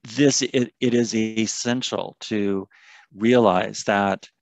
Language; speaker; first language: English; native; English